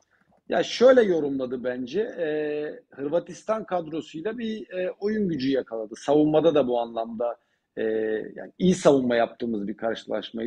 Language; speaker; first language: Turkish; native; Turkish